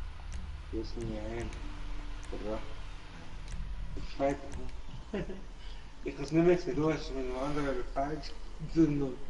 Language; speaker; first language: German; non-native, learner; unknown